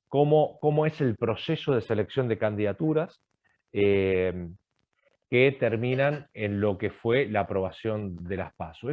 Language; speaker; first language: Spanish; native; Spanish